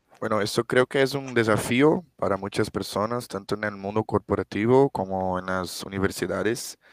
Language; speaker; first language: Spanish; non-native, fluent; Portuguese